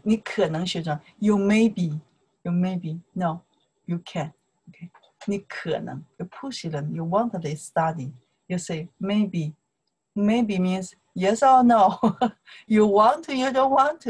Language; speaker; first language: English; non-native, learner; Chinese